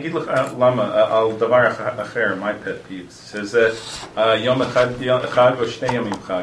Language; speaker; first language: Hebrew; non-native, fluent; English